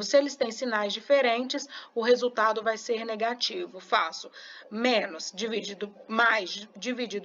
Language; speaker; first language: Portuguese; native; Portuguese